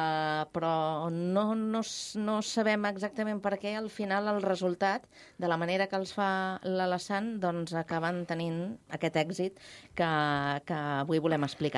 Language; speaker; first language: Catalan; native; Catalan